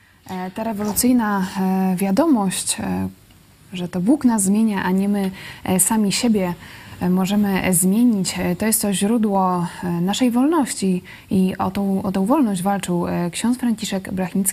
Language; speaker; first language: Polish; native; Polish